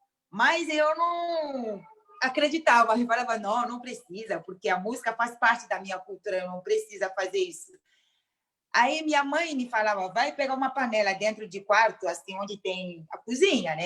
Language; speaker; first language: Portuguese; non-native, local second language; Mandingo